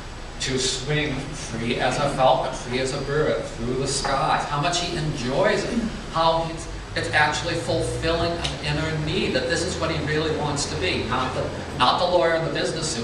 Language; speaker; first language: English; native; English